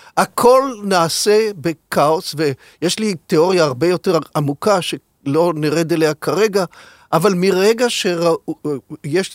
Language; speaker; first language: Hebrew; native; Hebrew